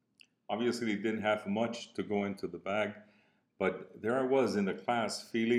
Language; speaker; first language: English; non-native, fluent; Spanish